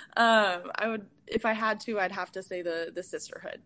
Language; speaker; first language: English; native; English